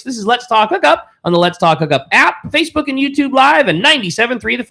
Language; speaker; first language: English; native; English